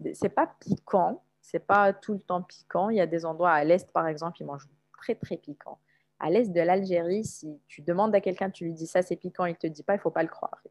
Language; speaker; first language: French; non-native, local second language; Arabic